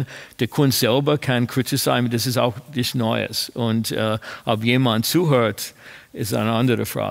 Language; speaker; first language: German; non-native, fluent; English